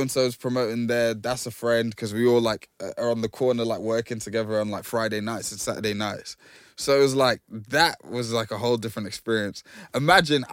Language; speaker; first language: English; native; English